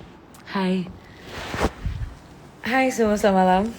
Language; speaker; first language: Malay; native; Malay